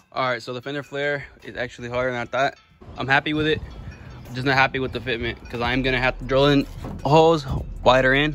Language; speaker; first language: English; native; English